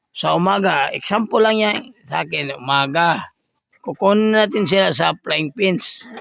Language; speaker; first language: Filipino; non-native, local second language; Cebuano